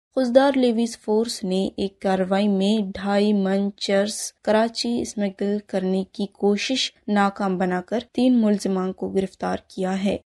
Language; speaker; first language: Urdu; non-native, local second language; Baluchi